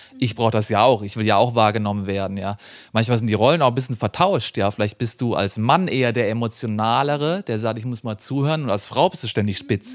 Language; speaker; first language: German; native; German